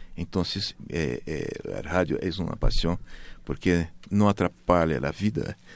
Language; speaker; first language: Spanish; non-native, learner; Portuguese